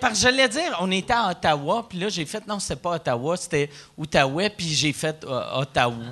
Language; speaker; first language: French; native; French